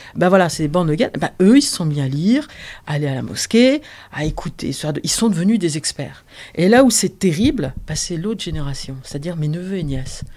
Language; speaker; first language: French; early bilingual, other home language; Arabic